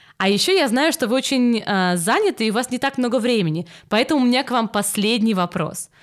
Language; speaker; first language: Russian; native; Russian